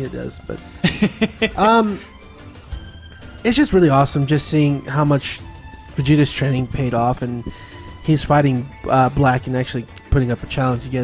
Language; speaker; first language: English; native; English